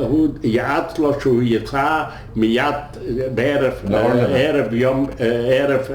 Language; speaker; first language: Hebrew; non-native, fluent; Yiddish